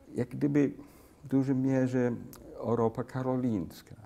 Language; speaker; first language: Polish; non-native, fluent; English